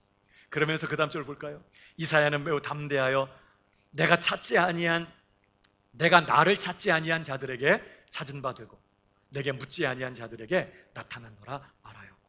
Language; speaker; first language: Korean; native; Korean